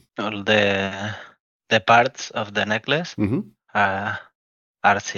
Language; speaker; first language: English; non-native, learner; Spanish